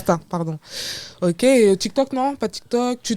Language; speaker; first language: French; native; French